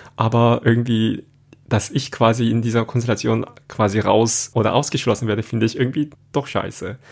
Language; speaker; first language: German; non-native, fluent; Korean